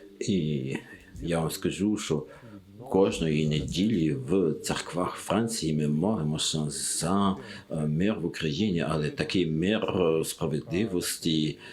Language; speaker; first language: Ukrainian; non-native, learner; French